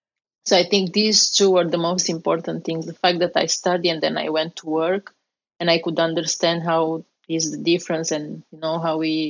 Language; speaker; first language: English; non-native, fluent; Romanian